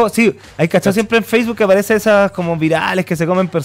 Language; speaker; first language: Spanish; native; Spanish